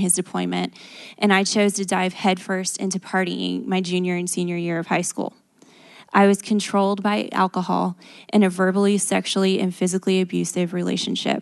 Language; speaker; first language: English; native; English